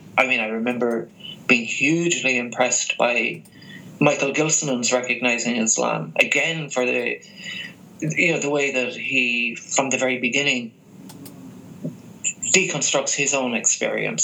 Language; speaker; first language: English; native; English